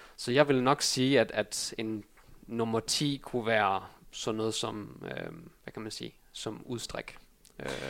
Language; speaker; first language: Danish; early bilingual, other home language; Vietnamese